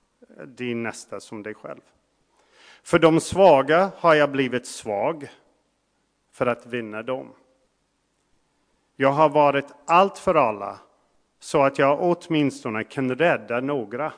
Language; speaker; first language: Swedish; non-native, fluent; English